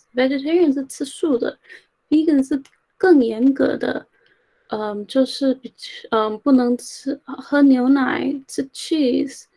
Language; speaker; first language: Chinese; early bilingual, heritage; Chinese